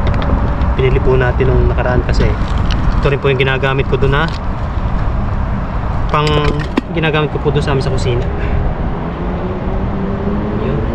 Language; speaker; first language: Filipino; native; Filipino